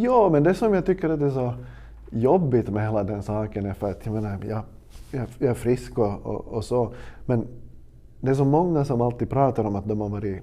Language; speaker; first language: Swedish; native; Swedish